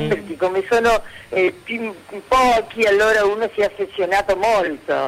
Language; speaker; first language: Italian; native; Italian